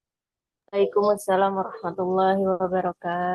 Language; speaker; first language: Indonesian; native; Indonesian